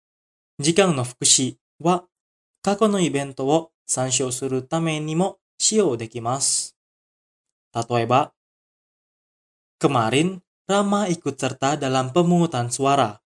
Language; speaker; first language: Japanese; non-native, fluent; Indonesian